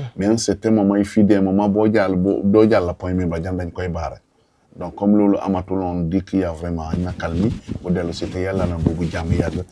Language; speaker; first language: Wolof; non-native, local second language; Jola-Fonyi